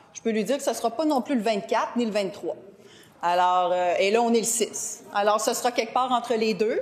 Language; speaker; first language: French; native; French